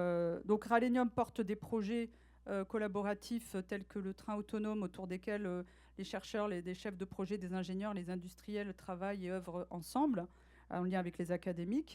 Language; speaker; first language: French; native; French